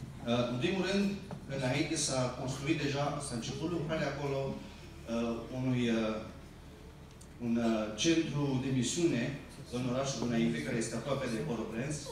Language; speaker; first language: Romanian; early bilingual, heritage; Romanian